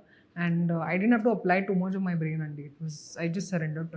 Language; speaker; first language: Telugu; non-native, local second language; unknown